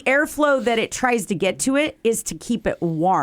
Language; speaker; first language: English; native; English